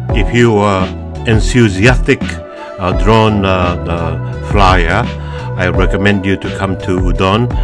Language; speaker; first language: English; non-native, fluent; Japanese